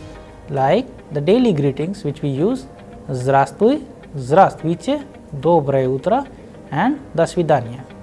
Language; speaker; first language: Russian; non-native, fluent; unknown